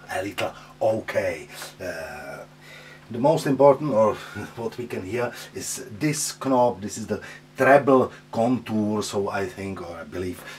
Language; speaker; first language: English; non-native, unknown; Czech